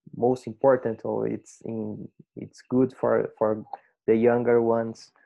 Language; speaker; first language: English; non-native, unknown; Portuguese